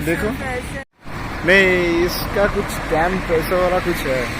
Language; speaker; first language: Hindi; non-native, local second language; Bangla